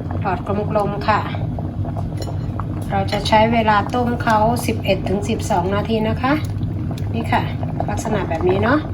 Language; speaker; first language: Thai; native; Thai